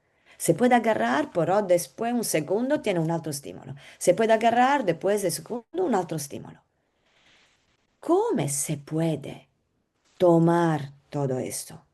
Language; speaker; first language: Spanish; non-native, learner; Italian